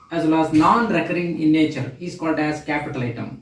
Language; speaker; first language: English; non-native, local second language; Kannada